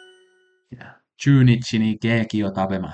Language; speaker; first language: Japanese; non-native, learner; Finnish